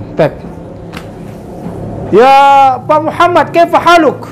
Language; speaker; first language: Arabic; non-native, fluent; Indonesian